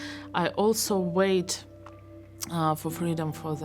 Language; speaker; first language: English; non-native, learner; Belarusian